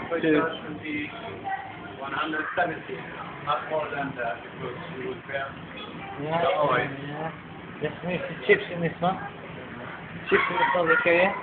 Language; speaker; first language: English; non-native, learner; Turkish